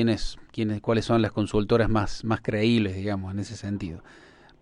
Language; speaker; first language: Spanish; native; Spanish